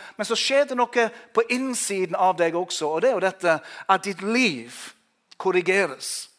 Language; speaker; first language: Norwegian; non-native, fluent; English